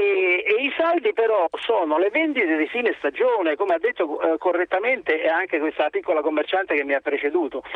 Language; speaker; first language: Italian; native; Italian